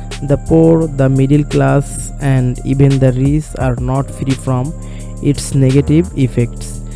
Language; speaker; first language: English; non-native, local second language; Bangla